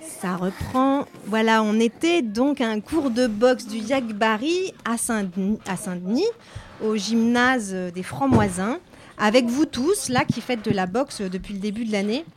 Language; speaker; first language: French; native; French